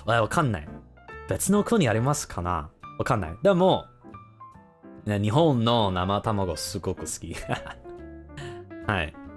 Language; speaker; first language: Japanese; non-native, learner; English